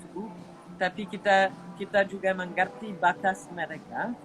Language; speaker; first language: Indonesian; non-native, fluent; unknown